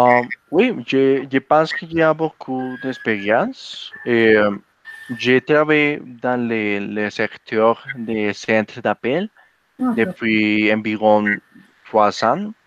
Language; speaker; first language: French; non-native, learner; Spanish